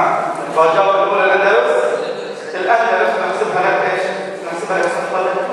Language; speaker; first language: Arabic; native; Arabic